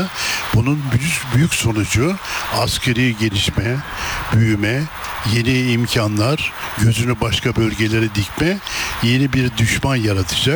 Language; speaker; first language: Turkish; native; Turkish